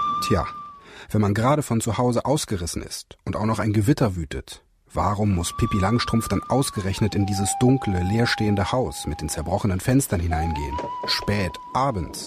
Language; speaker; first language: German; native; German